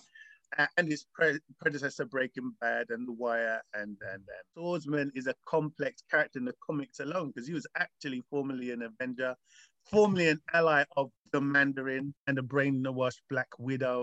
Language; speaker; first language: English; native; English